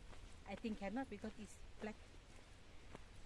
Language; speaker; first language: English; non-native, learner; Dutch